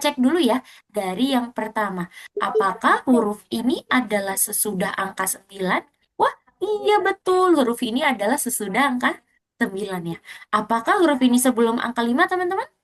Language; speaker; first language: Indonesian; native; Indonesian